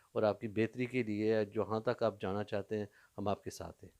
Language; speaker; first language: Urdu; early bilingual, heritage; Urdu